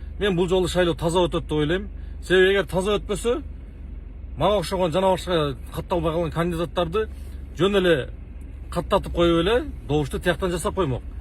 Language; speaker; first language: Kyrgyz; native; Kyrgyz